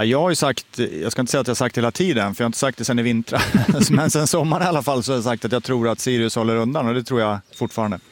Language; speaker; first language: Swedish; native; Swedish